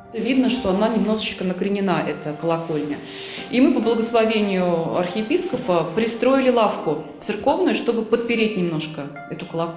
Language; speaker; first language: Russian; native; Russian